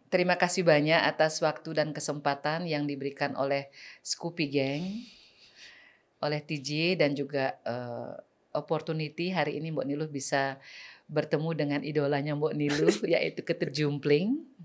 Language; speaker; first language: Indonesian; non-native, local second language; Balinese